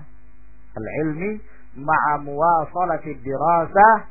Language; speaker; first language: Arabic; non-native, fluent; Indonesian